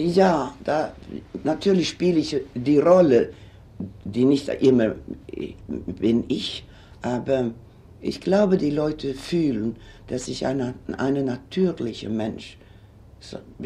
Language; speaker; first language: German; non-native, fluent; Swedish